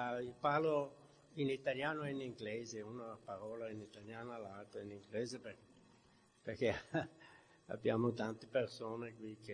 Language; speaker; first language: Italian; non-native, fluent; German